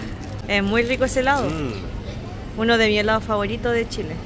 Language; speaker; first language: Spanish; native; Spanish